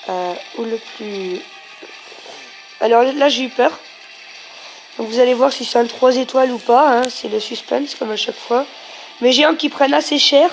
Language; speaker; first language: French; native; French